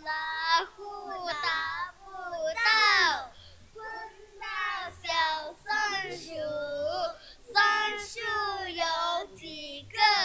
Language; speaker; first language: Chinese; non-native, learner; Mongolian